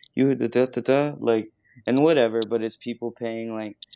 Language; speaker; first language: English; native; English